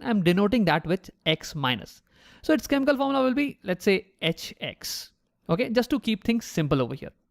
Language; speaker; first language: English; non-native, local second language; Hindi